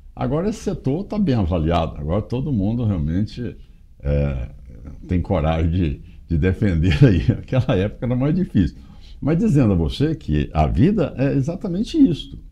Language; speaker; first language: Portuguese; native; Portuguese